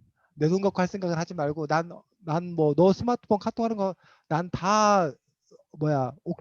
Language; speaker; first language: Korean; native; Korean